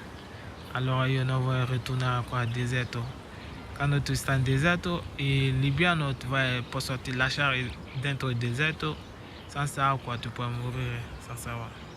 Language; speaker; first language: Italian; non-native, learner; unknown